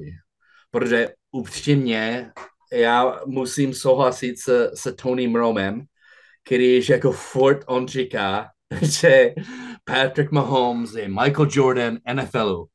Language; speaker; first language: Czech; non-native, fluent; English